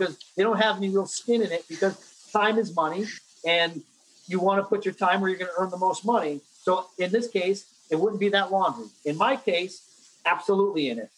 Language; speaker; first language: English; native; English